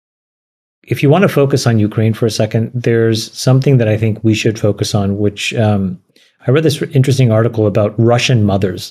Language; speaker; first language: English; native; English